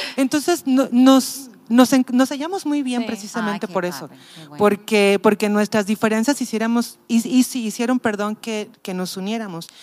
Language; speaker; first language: Spanish; native; Spanish